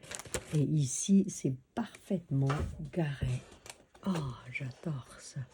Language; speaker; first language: French; non-native, learner; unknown